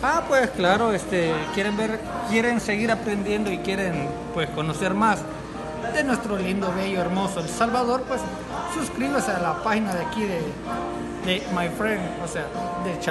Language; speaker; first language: Spanish; native; Spanish